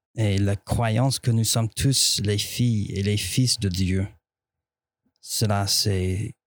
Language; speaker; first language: French; non-native, fluent; English